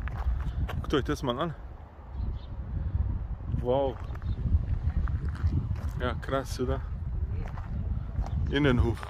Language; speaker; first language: German; early bilingual, other home language; Bosnian